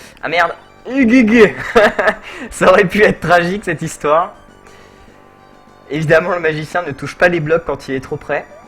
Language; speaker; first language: French; native; French